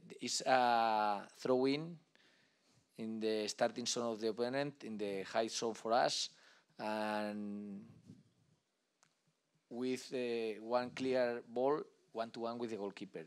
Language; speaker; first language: English; non-native, learner; Spanish